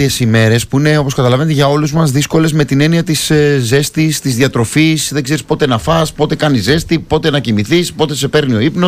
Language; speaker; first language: Greek; native; Greek